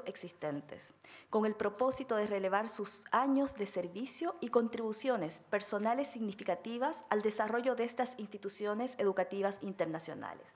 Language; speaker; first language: Spanish; native; Spanish